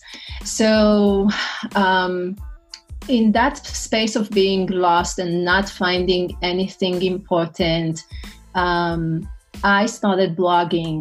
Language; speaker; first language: English; non-native, fluent; Hebrew